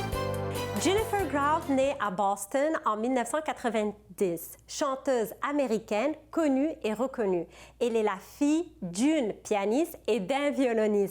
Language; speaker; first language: French; non-native, local second language; Arabic